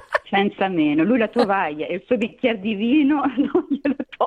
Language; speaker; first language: Italian; native; Italian